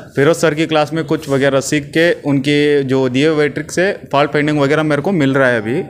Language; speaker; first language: Hindi; non-native, local second language; Urdu